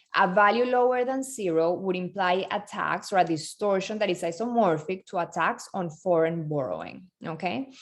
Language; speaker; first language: English; non-native, fluent; Spanish